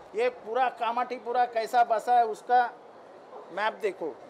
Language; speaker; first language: Hindi; non-native, local second language; Marathi